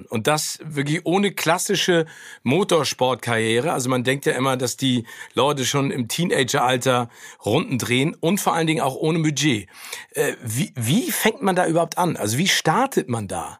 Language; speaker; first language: German; native; German